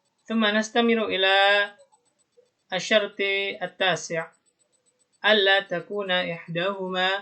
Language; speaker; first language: Arabic; non-native, learner; Indonesian